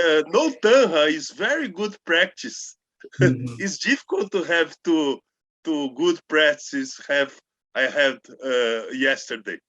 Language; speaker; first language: English; non-native, learner; Portuguese